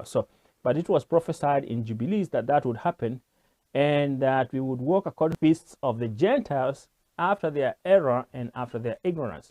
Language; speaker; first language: English; non-native, local second language; Kikuyu